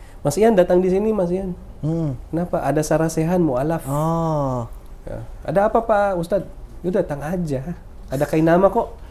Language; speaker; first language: Indonesian; non-native, fluent; Filipino